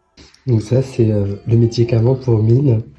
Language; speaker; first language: French; native; French